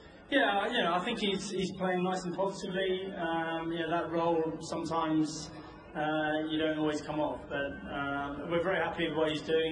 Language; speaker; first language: English; native; English